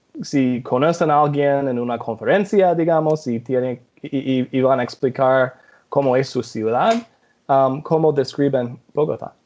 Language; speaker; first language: Spanish; non-native, fluent; English